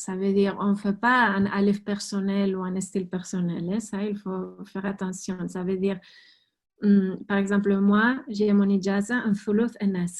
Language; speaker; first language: French; non-native, fluent; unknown